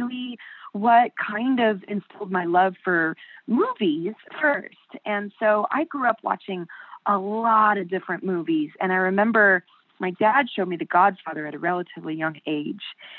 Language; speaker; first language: English; native; English